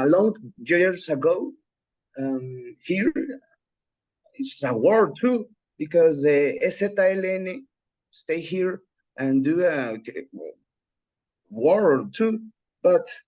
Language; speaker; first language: English; non-native, learner; Spanish